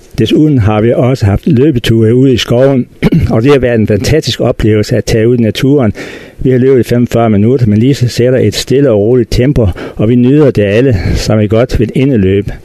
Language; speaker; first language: Danish; native; Danish